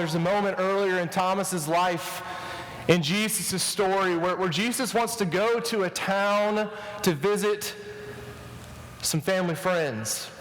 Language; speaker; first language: English; native; English